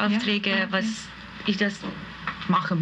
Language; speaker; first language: German; non-native, fluent; Hungarian